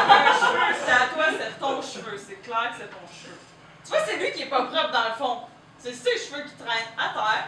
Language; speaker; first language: French; native; French